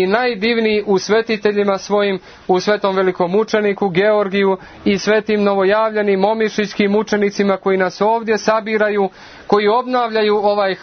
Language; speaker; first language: Croatian; native; Croatian